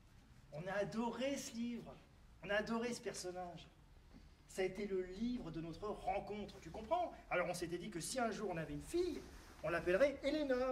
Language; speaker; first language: French; native; French